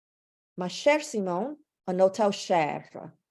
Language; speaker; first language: French; non-native, fluent; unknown